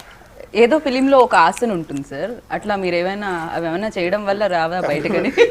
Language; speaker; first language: Telugu; native; Telugu